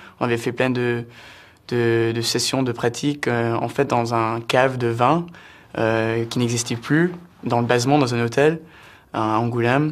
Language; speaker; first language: French; early bilingual, heritage; French